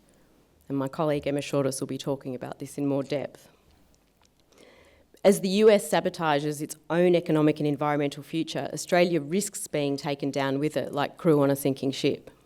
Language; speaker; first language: English; native; English